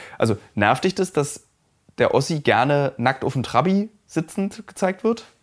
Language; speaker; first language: German; native; German